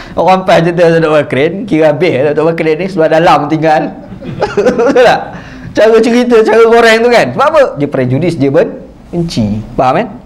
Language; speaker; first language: Malay; native; Malay